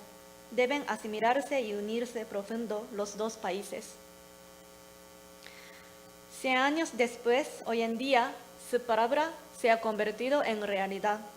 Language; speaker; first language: Spanish; non-native, learner; Japanese